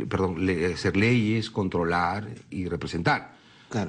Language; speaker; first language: Spanish; native; Spanish